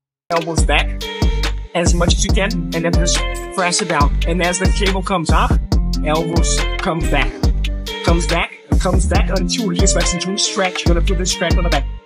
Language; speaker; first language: English; non-native, fluent; Portuguese